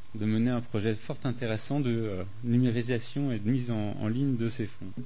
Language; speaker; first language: French; native; French